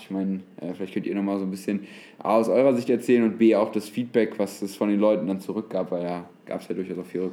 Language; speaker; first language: German; native; German